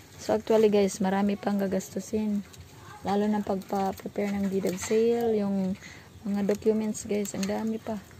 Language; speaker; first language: Filipino; non-native, local second language; Waray